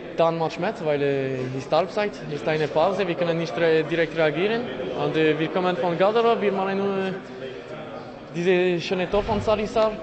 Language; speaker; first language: German; non-native, local second language; French